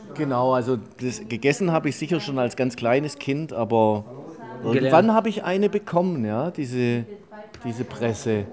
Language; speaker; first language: German; native; German